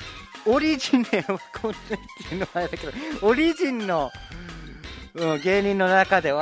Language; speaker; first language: Japanese; native; Japanese